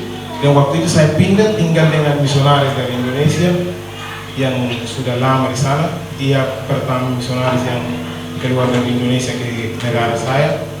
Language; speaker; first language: Indonesian; non-native, learner; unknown